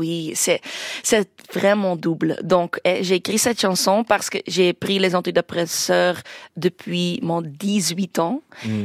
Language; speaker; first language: French; non-native, local second language; Dutch